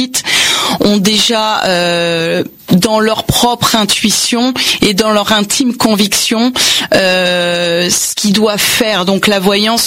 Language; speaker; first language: French; native; French